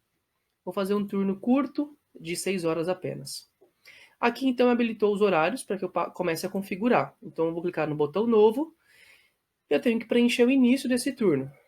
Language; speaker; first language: Portuguese; native; Portuguese